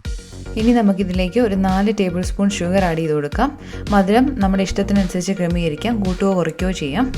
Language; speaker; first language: Malayalam; native; Malayalam